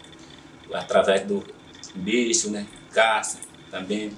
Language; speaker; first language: Portuguese; non-native, local second language; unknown